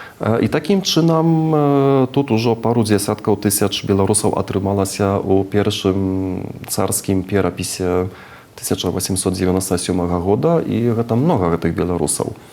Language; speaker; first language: Belarusian; non-native, fluent; Czech